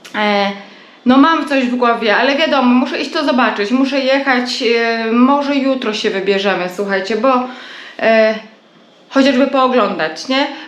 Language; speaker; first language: Polish; native; Polish